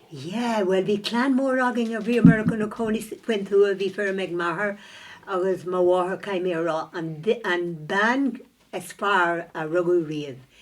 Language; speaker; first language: Irish; non-native, local second language; English